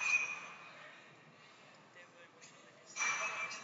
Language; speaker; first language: Spanish; non-native, learner; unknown